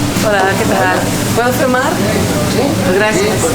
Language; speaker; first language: Spanish; non-native, learner; English